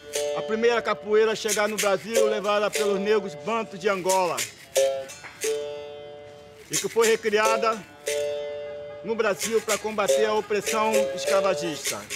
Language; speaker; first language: Portuguese; native; Portuguese